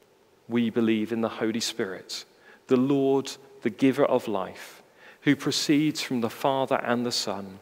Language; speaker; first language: English; native; English